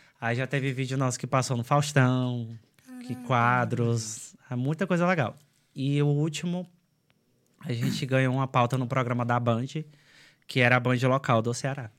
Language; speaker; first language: Portuguese; native; Portuguese